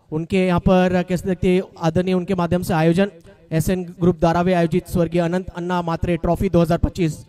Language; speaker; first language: Hindi; non-native, local second language; Marathi